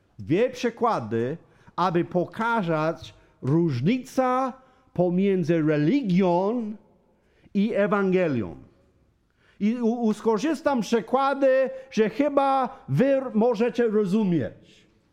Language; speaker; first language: Polish; non-native, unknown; English